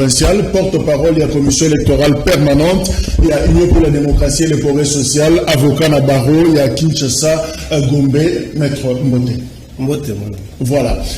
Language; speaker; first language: French; non-native, local second language; Lingala